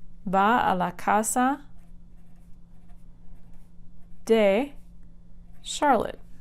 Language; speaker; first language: Spanish; non-native, fluent; English